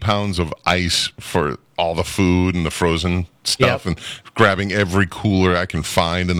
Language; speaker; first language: English; native; English